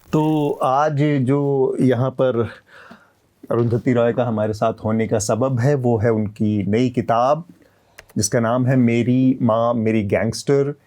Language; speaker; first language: Hindi; native; Hindi